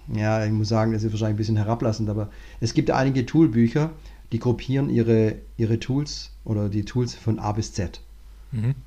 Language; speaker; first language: German; native; German